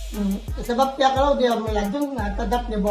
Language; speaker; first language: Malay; non-native, local second language; Filipino